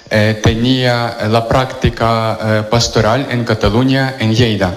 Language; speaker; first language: Spanish; non-native, fluent; Ukrainian